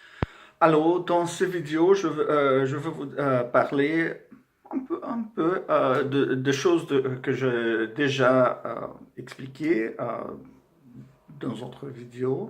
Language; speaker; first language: French; non-native, fluent; Portuguese